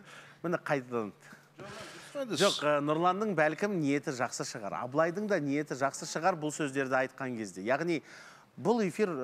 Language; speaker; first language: Kazakh; native; Kazakh